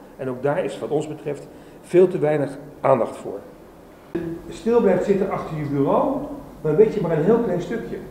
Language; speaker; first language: Dutch; native; Dutch